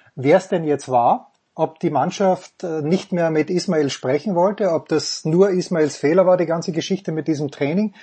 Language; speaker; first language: German; native; German